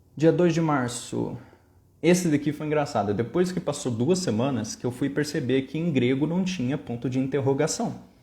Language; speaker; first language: Portuguese; native; Portuguese